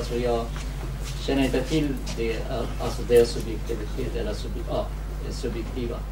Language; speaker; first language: Swedish; non-native, fluent; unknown